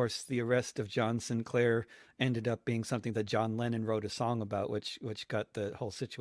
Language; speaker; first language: English; native; English